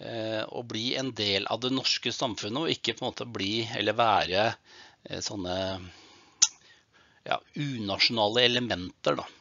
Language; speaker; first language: Norwegian; native; Norwegian